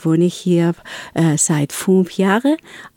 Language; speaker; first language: German; non-native, learner; Spanish